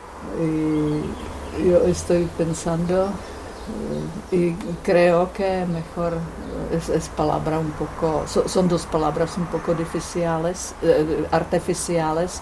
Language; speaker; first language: Spanish; non-native, fluent; Czech